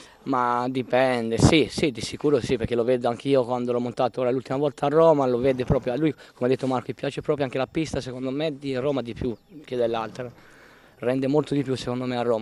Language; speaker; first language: Italian; non-native, fluent; Albanian